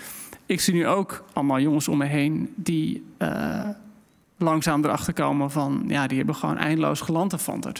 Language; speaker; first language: Dutch; native; Dutch